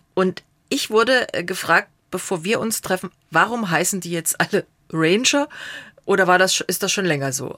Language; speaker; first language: German; native; German